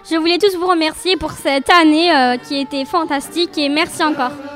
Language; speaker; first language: French; native; French